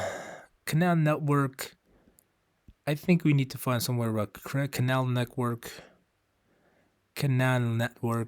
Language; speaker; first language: English; non-native, fluent; Uzbek